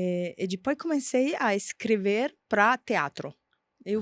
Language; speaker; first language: Portuguese; non-native, fluent; Italian